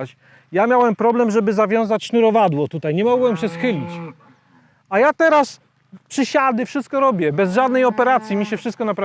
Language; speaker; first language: Polish; native; Polish